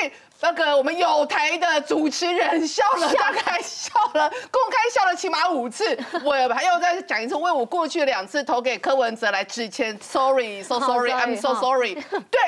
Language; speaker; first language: Chinese; native; Chinese